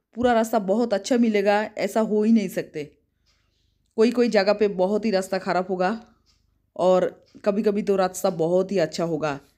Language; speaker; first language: Hindi; non-native, local second language; Bangla